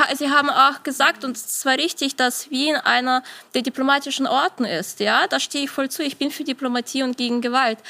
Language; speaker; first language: German; non-native, fluent; Ukrainian